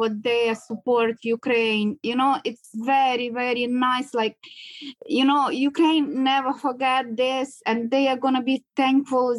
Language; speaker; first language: English; non-native, learner; Ukrainian